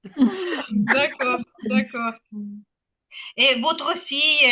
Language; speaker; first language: French; non-native, fluent; Ukrainian